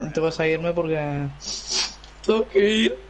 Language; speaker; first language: Spanish; native; Spanish